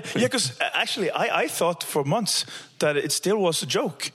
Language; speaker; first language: English; non-native, fluent; Norwegian